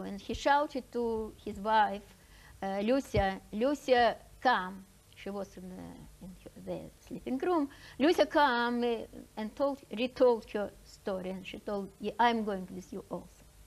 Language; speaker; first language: English; non-native, fluent; Russian